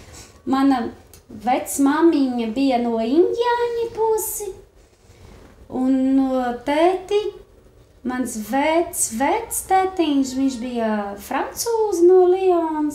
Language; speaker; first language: Latvian; non-native, learner; Portuguese